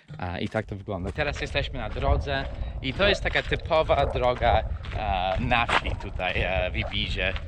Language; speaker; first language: Polish; non-native, fluent; English